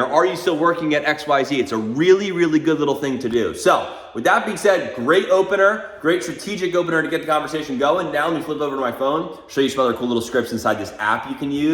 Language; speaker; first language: English; native; English